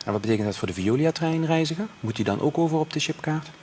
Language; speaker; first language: Dutch; native; Dutch